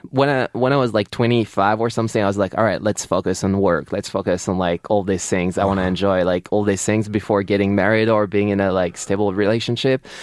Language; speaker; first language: English; non-native, fluent; French